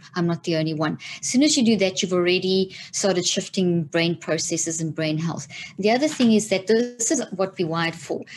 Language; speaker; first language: English; native; English